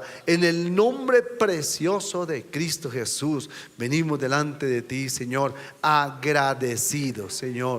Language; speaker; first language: Spanish; native; Spanish